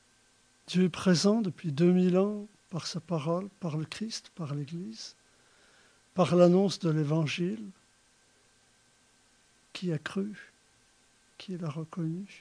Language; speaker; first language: French; native; French